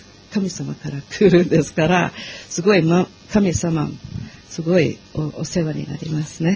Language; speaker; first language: Japanese; non-native, learner; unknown